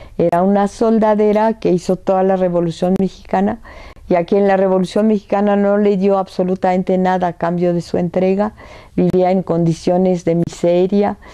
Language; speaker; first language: Spanish; early bilingual, other home language; French